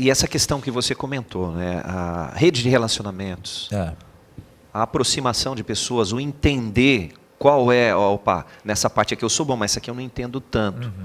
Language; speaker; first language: Portuguese; native; Portuguese